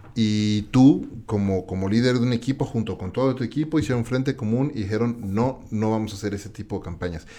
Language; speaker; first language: Spanish; native; Spanish